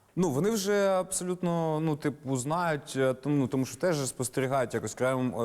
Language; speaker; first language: Ukrainian; native; Ukrainian